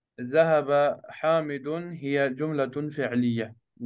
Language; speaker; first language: Arabic; non-native, fluent; Urdu